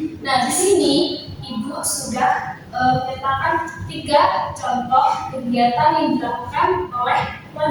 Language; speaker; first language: Indonesian; native; Indonesian